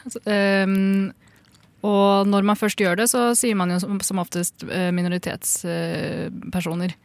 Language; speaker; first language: Norwegian; early bilingual, other home language; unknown